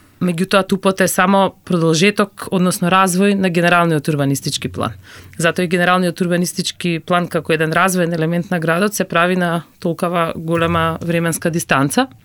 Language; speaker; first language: Macedonian; native; Macedonian